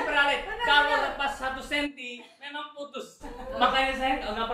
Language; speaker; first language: Indonesian; native; Indonesian